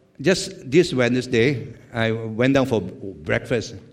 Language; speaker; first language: English; non-native, local second language; Chinese